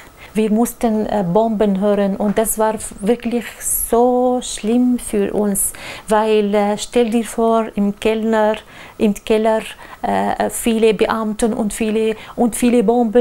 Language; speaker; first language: German; non-native, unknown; Arabic